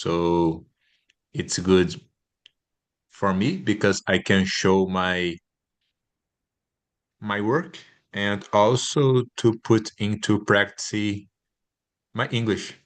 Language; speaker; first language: English; non-native, learner; Portuguese